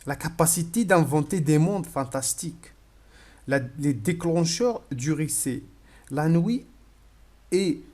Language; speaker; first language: French; non-native, local second language; Arabic